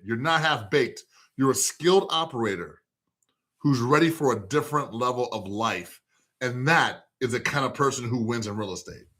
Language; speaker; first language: English; native; English